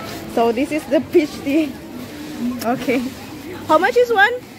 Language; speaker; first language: English; non-native, fluent; Indonesian